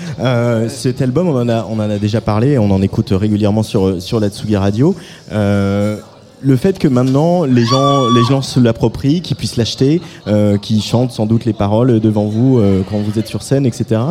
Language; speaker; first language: French; native; French